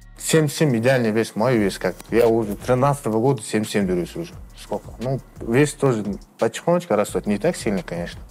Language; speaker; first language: Russian; non-native, local second language; Uzbek